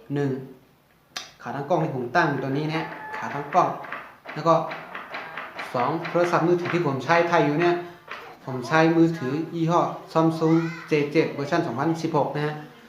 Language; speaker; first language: Thai; non-native, fluent; Shan